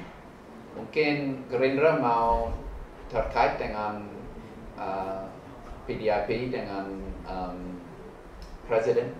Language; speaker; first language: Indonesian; non-native, learner; English